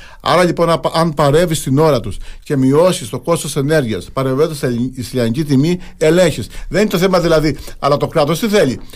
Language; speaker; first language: Greek; native; Greek